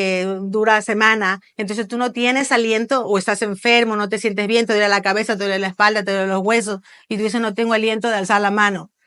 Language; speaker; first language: Spanish; native; Spanish